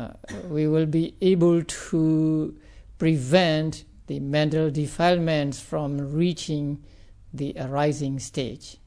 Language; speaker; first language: English; non-native, fluent; Burmese